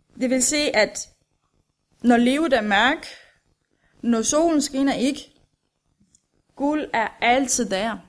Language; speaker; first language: Danish; non-native, fluent; Romanian